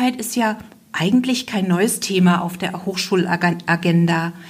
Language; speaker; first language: German; non-native, local second language; Swiss German